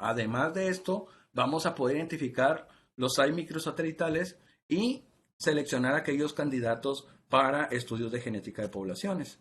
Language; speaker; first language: Spanish; native; Spanish